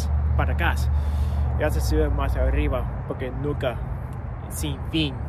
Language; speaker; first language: Spanish; non-native, learner; English